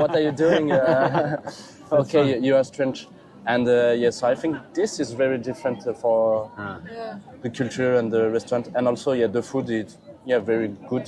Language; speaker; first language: English; non-native, fluent; French